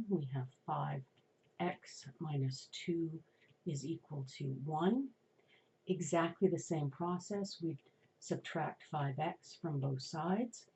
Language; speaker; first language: English; native; English